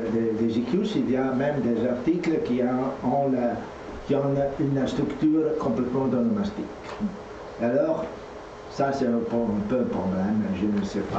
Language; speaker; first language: French; non-native, learner; Italian